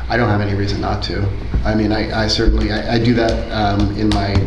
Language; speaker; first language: English; early bilingual, other home language; Spanish